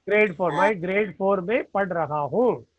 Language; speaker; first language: Hindi; non-native, learner; Tamil